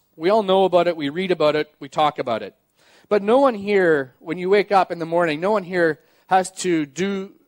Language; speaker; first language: English; native; English